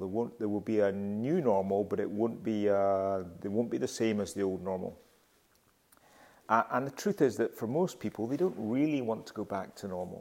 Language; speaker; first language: English; native; English